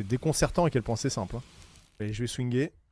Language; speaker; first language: French; native; French